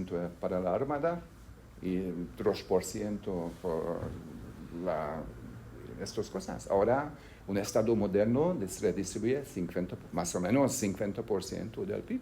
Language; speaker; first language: Spanish; non-native, fluent; Hungarian